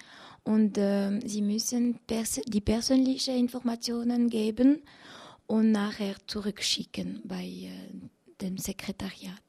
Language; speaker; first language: German; non-native, learner; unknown